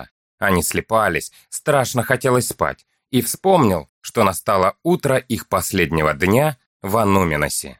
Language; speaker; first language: Russian; native; Russian